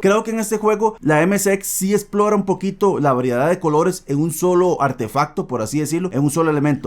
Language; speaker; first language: Spanish; native; Spanish